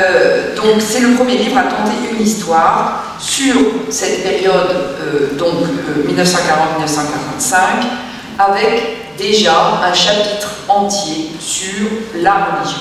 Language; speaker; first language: French; native; French